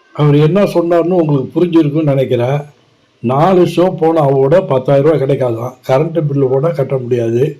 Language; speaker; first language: Tamil; native; Tamil